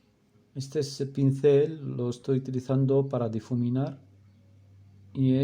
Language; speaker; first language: Spanish; non-native, fluent; Arabic